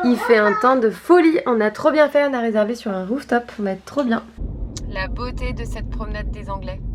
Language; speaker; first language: French; native; French